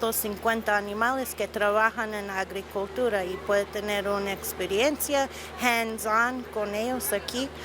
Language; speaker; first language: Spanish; non-native, fluent; English